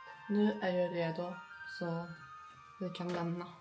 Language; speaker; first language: Swedish; non-native, learner; Turkish